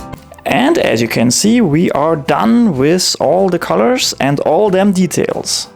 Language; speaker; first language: English; non-native, fluent; German